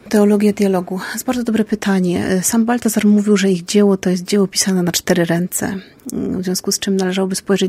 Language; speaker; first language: Polish; native; Polish